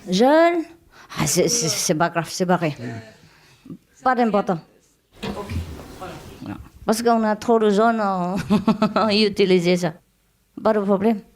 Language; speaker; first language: French; non-native, learner; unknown